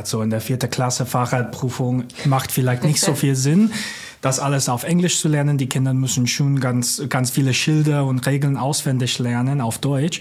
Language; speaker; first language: German; non-native, fluent; English